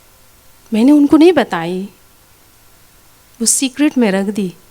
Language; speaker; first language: Hindi; non-native, local second language; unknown